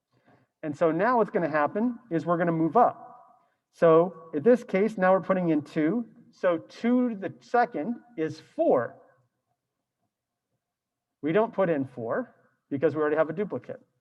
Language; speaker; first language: English; native; English